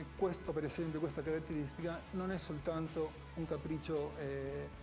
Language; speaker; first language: Italian; non-native, fluent; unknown